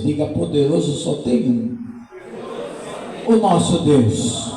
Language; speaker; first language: Portuguese; native; Portuguese